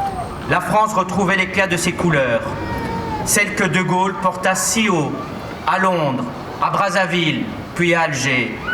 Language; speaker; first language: French; native; French